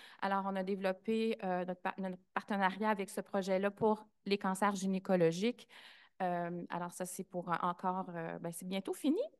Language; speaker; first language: French; native; French